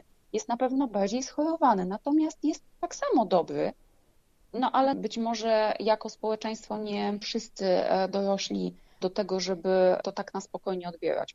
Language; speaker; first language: Polish; native; Polish